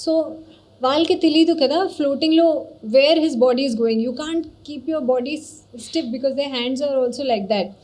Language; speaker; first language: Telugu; non-native, learner; Hindi